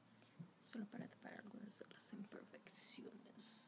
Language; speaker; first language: Spanish; early bilingual, heritage; Spanish